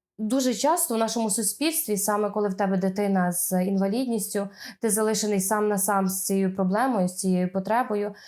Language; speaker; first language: Ukrainian; native; Ukrainian